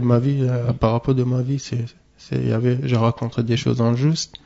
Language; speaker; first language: French; non-native, learner; Arabic